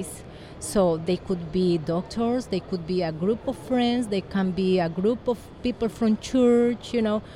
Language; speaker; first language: English; non-native, learner; Spanish